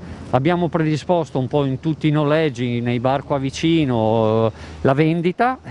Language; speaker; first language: Italian; native; Italian